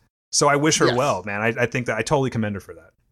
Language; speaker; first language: English; native; English